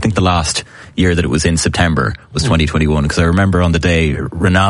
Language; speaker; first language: English; native; English